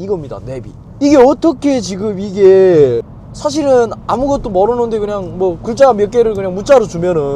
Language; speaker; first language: Korean; native; Korean